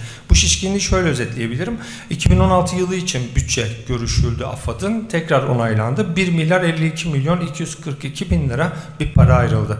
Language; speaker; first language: Turkish; native; Turkish